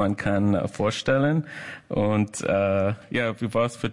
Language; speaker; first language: German; non-native, learner; English